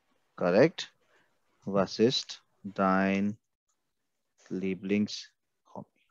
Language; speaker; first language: German; non-native, fluent; Hindi